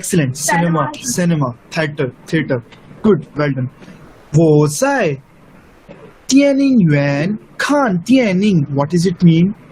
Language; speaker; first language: English; non-native, local second language; Urdu